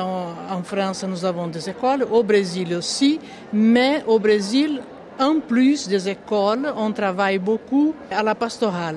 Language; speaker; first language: French; non-native, local second language; Portuguese